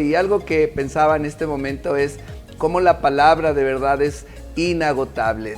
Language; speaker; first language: Spanish; native; Spanish